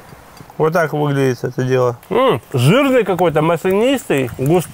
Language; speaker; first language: Russian; native; Russian